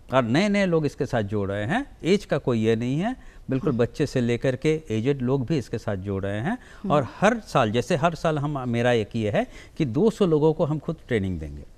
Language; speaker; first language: Hindi; native; Hindi